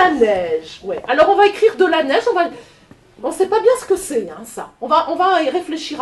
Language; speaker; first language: French; native; French